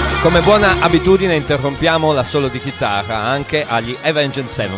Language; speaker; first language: Italian; native; Italian